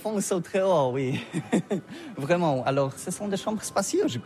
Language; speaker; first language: French; non-native, learner; Polish